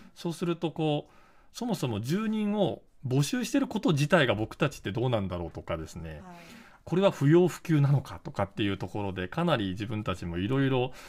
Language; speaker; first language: Japanese; native; Japanese